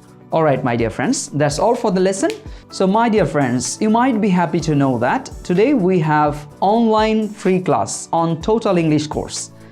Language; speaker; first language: English; non-native, local second language; Bangla